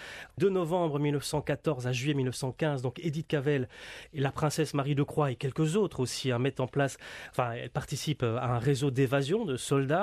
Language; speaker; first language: French; native; French